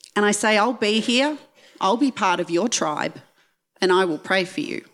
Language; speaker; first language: English; native; English